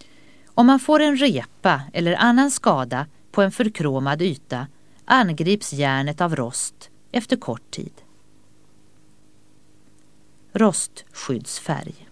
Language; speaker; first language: Swedish; native; Swedish